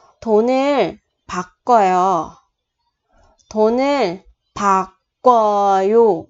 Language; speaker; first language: Korean; non-native, fluent; Vietnamese